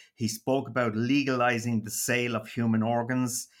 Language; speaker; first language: English; native; English